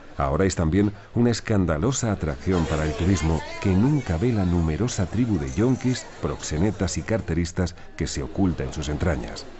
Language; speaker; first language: Spanish; native; Spanish